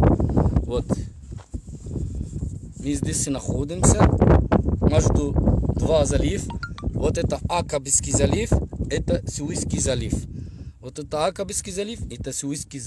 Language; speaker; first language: Russian; non-native, learner; Arabic